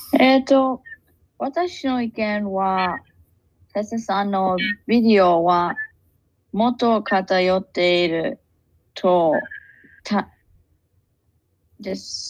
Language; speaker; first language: Japanese; non-native, learner; English